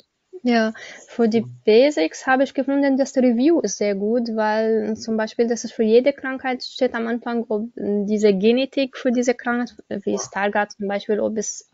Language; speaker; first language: German; non-native, learner; Arabic